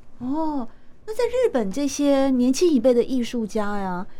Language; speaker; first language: Chinese; native; Chinese